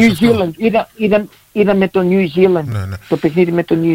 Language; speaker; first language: Greek; early bilingual, heritage; Greek